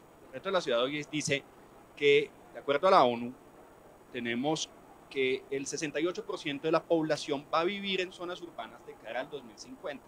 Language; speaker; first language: Spanish; native; Spanish